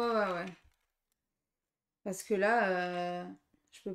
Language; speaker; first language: French; native; French